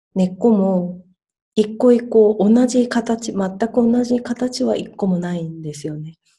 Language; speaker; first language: Japanese; non-native, fluent; Korean